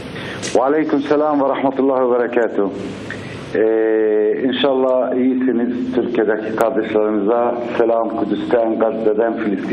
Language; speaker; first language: Turkish; non-native, fluent; Arabic